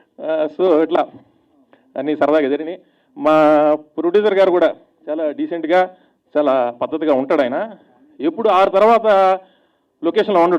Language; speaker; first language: Telugu; native; Telugu